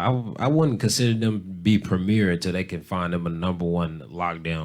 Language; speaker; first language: English; native; English